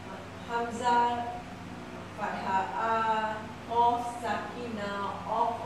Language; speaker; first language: Arabic; non-native, learner; Malay